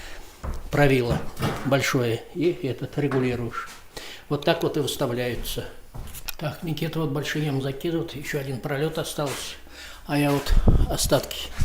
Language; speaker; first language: Russian; native; Russian